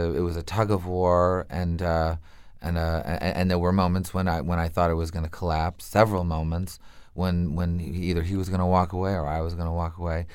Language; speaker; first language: English; native; English